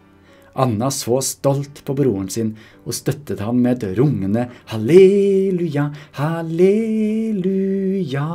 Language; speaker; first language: Norwegian; native; Norwegian